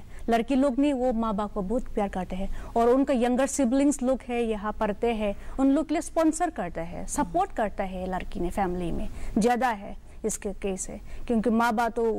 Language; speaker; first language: Hindi; non-native, local second language; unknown